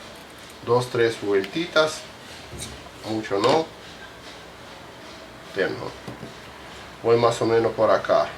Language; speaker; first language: Spanish; non-native, fluent; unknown